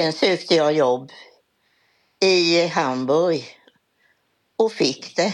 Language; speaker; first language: Swedish; native; Swedish